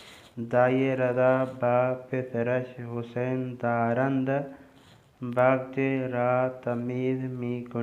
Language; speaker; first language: Persian; non-native, fluent; Urdu